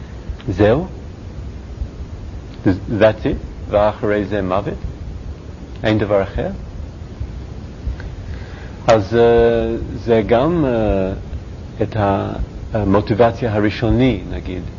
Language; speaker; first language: Hebrew; non-native, learner; English